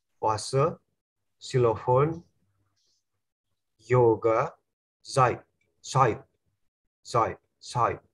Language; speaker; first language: German; non-native, learner; Indonesian